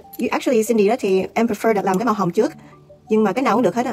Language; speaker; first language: Vietnamese; early bilingual, heritage; Vietnamese